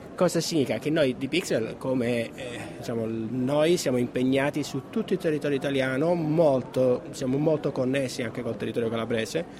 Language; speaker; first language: Italian; native; Italian